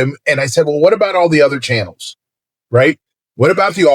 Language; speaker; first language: English; native; English